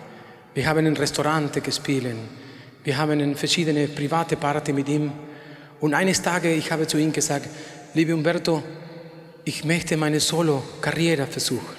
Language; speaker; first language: German; non-native, learner; Spanish